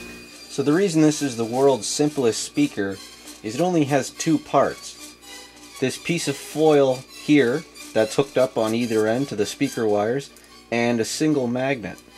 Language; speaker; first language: English; native; English